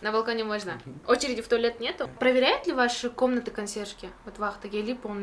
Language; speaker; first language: Russian; non-native, local second language; Kyrgyz